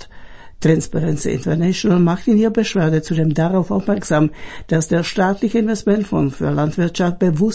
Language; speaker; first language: German; native; German